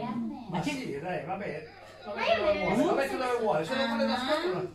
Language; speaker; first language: Italian; early bilingual, other home language; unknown